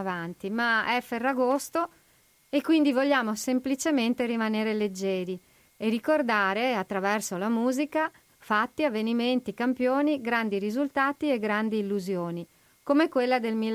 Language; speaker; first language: Italian; native; Italian